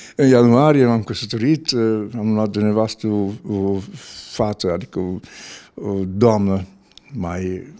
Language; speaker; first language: Romanian; non-native, local second language; Hungarian